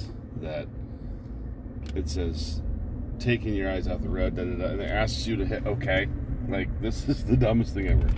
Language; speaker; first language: English; native; English